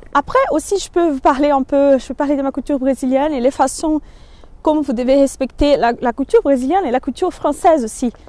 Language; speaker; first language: French; non-native, fluent; Portuguese